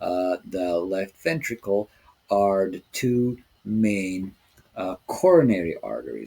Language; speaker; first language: English; non-native, fluent; Serbian